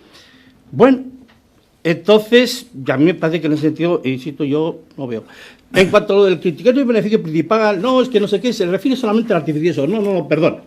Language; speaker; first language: Spanish; native; Spanish